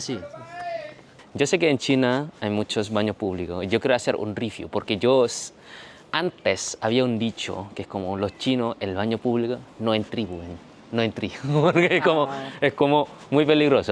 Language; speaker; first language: Spanish; non-native, learner; Indonesian